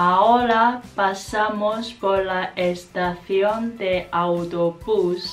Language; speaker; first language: Spanish; non-native, fluent; Chinese